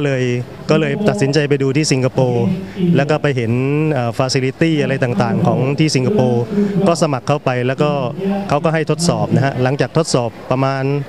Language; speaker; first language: Thai; native; Thai